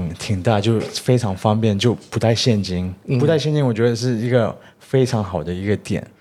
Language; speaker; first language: Chinese; early bilingual, heritage; Chinese